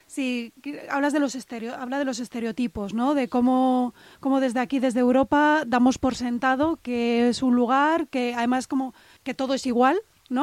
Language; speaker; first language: Spanish; native; Spanish